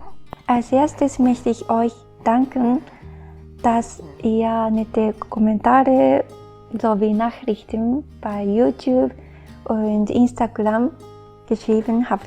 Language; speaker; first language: German; non-native, fluent; Japanese